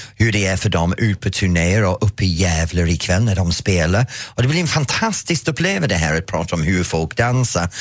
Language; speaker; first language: Swedish; non-native, fluent; English